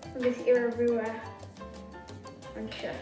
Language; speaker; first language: Irish; non-native, local second language; English